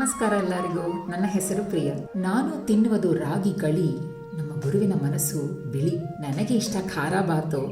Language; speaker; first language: Kannada; non-native, learner; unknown